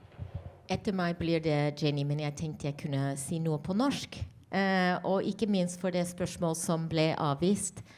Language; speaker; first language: Norwegian; non-native, fluent; English